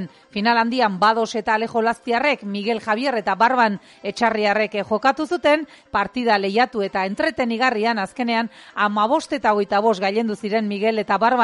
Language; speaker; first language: Basque; native; Basque